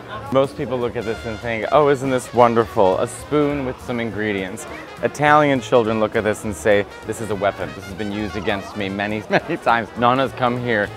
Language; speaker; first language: English; native; English